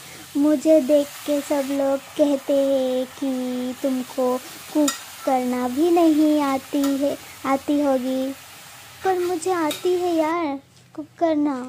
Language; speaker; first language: Hindi; non-native, local second language; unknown